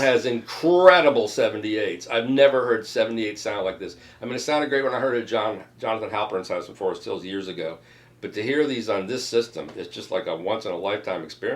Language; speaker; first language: English; native; English